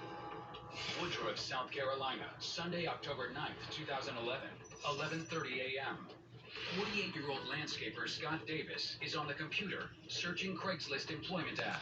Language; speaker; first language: English; native; English